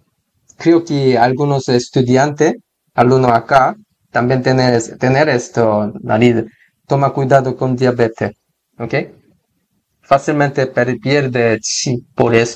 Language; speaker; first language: Spanish; non-native, learner; Korean